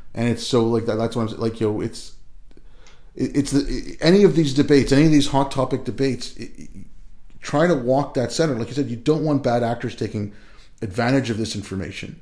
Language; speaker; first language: English; early bilingual, other home language; Urdu